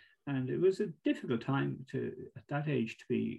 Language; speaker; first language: English; native; English